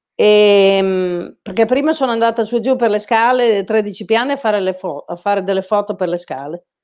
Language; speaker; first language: Italian; native; Italian